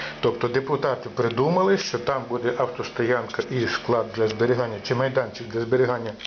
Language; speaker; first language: Ukrainian; native; Ukrainian